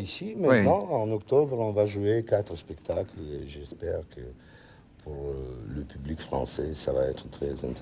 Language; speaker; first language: French; non-native, learner; Russian